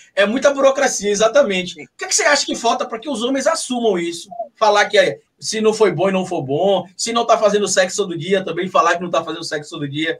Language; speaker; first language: Portuguese; native; Portuguese